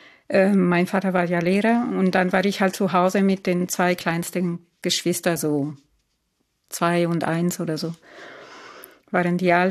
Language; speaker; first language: German; non-native, fluent; Italian